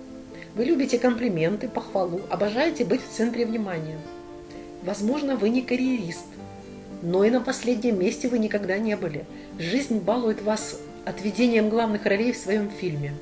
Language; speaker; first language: Russian; native; Russian